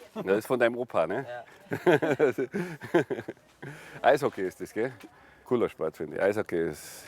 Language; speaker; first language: German; native; German